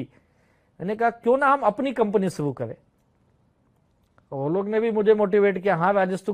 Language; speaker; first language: Hindi; native; Hindi